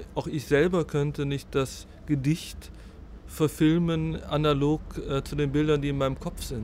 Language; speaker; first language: German; native; German